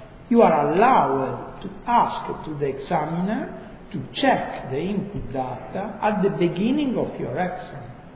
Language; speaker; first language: English; non-native, fluent; Italian